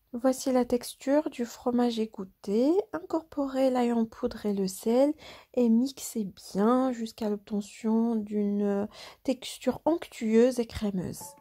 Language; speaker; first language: French; non-native, local second language; Arabic